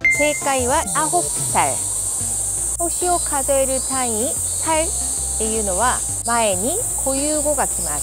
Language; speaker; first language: Japanese; non-native, fluent; Korean